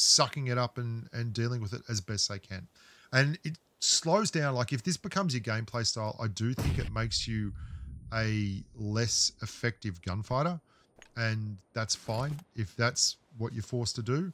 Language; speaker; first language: English; native; English